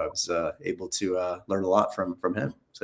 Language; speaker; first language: English; native; English